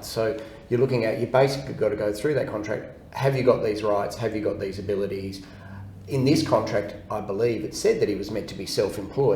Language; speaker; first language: English; native; English